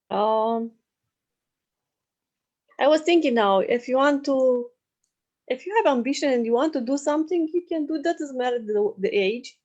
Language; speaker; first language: English; non-native, learner; Romanian